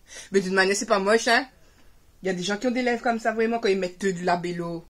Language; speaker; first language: French; native; French